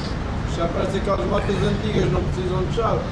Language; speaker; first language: Portuguese; native; Portuguese